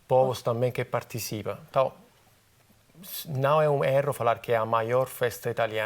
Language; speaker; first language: Portuguese; non-native, fluent; Italian